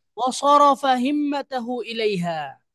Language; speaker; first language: Arabic; non-native, fluent; Bangla